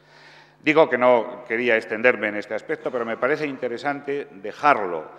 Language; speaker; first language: Spanish; native; Spanish